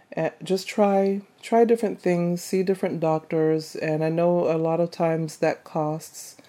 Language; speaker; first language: English; native; English